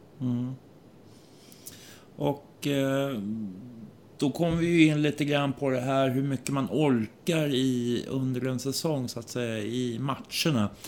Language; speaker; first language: Swedish; native; Swedish